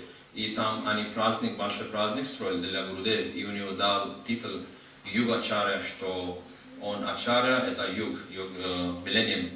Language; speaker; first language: Russian; non-native, learner; Hindi